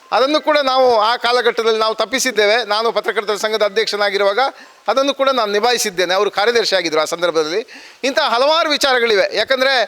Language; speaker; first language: Kannada; native; Kannada